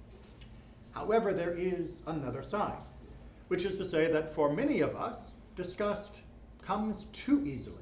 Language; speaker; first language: English; native; English